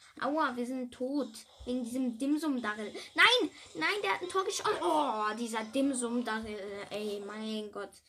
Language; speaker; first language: German; native; German